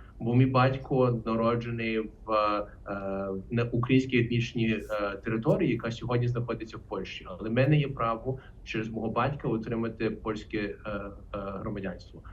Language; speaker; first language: Ukrainian; early bilingual, heritage; Ukrainian